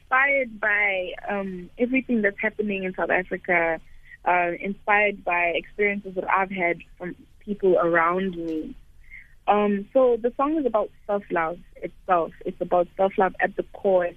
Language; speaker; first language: English; non-native, local second language; Xhosa